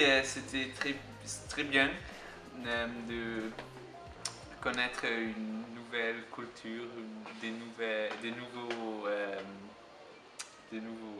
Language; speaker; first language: French; non-native, learner; German